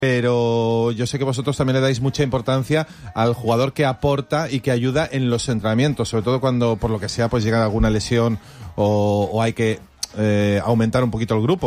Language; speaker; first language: Spanish; native; Spanish